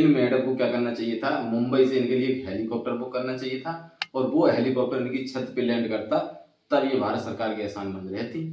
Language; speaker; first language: Hindi; native; Hindi